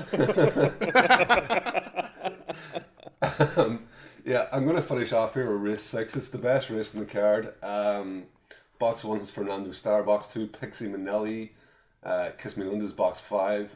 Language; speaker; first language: English; native; English